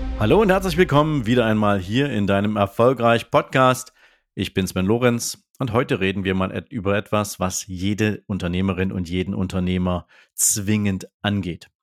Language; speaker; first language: German; native; German